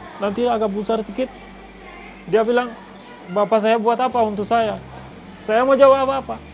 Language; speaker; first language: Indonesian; non-native, learner; Rohingya